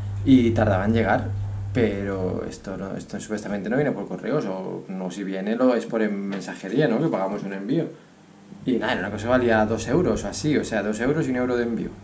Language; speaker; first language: Spanish; native; Spanish